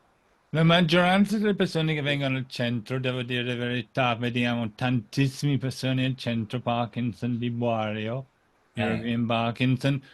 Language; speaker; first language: Italian; non-native, fluent; English